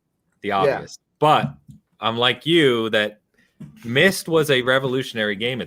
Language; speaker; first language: English; native; English